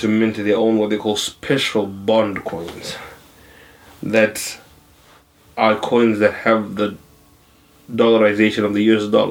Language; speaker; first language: English; non-native, local second language; Shona